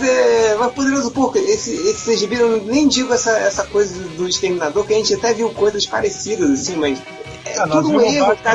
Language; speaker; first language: Portuguese; native; Portuguese